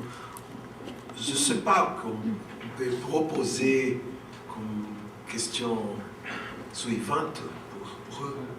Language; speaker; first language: French; non-native, fluent; Portuguese